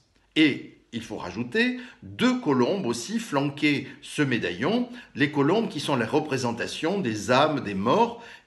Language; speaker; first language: French; native; French